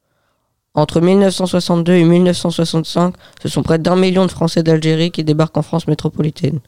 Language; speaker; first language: French; native; French